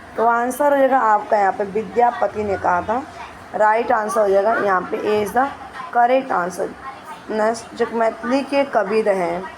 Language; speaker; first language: Hindi; native; Hindi